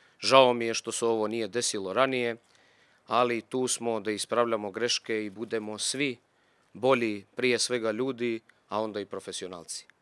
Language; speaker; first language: Bosnian; non-native, local second language; Albanian